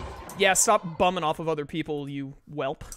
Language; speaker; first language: English; native; English